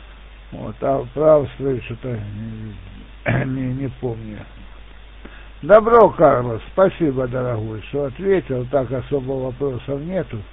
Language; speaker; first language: Russian; native; Russian